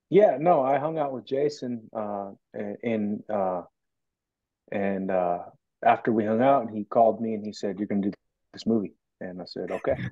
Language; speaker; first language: English; native; English